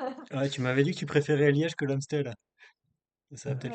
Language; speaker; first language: French; native; French